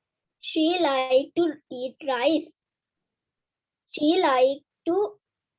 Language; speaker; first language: English; non-native, learner; Sinhala